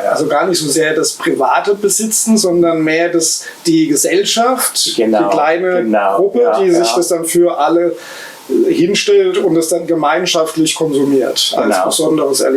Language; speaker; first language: German; native; German